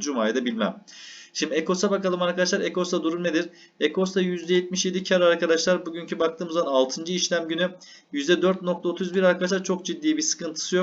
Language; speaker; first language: Turkish; native; Turkish